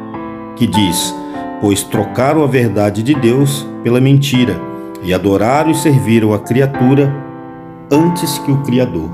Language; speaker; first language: Portuguese; native; Portuguese